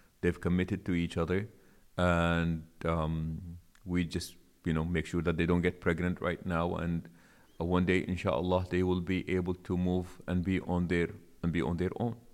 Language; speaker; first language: English; non-native, local second language; Arabic